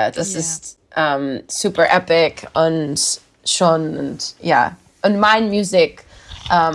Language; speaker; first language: German; non-native, learner; English